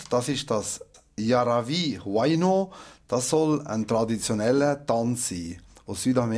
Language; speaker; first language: German; native; German